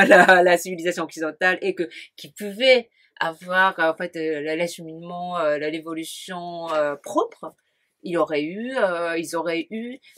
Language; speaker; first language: French; non-native, fluent; Japanese